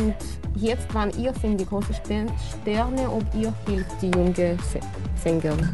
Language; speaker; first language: German; non-native, learner; Russian